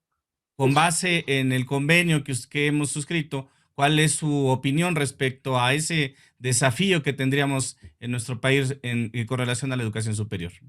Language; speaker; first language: Spanish; native; Spanish